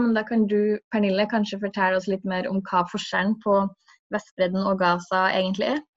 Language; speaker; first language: Norwegian; native; Norwegian